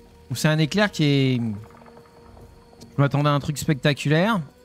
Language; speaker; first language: French; native; French